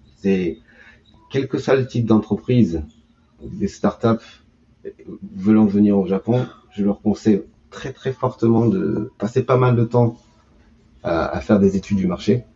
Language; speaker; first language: French; early bilingual, heritage; French